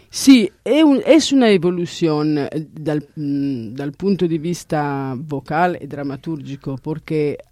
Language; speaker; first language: Spanish; non-native, fluent; Italian